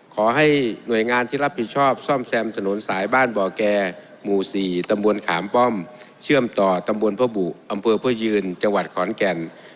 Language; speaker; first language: Thai; native; Thai